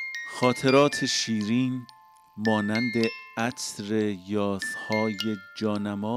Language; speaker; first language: Persian; native; Persian